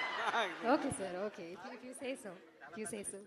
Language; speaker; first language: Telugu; non-native, learner; Malayalam